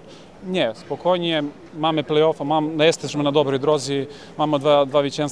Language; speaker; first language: Polish; non-native, fluent; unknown